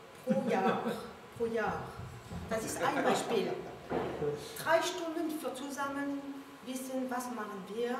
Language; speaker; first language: German; non-native, learner; French